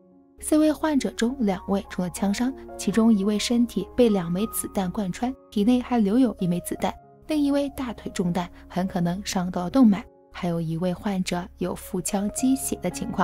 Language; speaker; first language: Chinese; native; Chinese